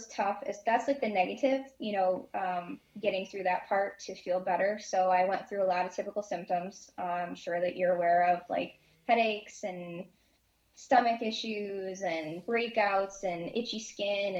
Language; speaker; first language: English; native; English